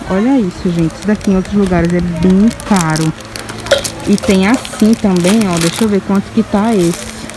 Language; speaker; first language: Portuguese; native; Portuguese